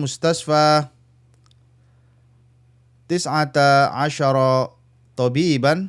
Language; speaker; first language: Arabic; non-native, fluent; Indonesian